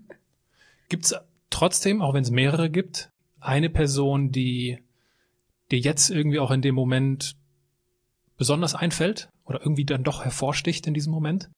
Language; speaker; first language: German; native; German